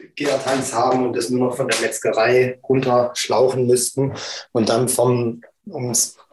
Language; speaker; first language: German; native; German